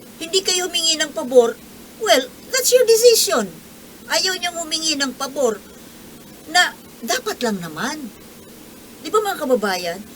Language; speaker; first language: Filipino; native; Filipino